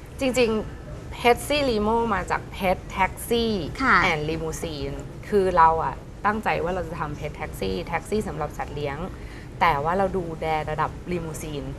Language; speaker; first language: Thai; native; Thai